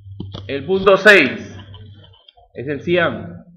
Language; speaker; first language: Spanish; native; Spanish